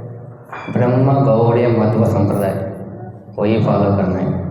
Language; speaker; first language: Hindi; non-native, local second language; Kannada